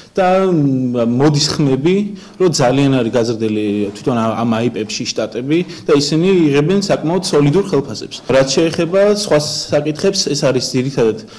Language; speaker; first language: Georgian; native; Georgian